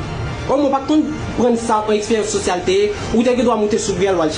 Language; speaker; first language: Haitian Creole; native; Haitian Creole